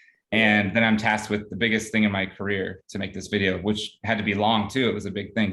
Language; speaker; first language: English; native; English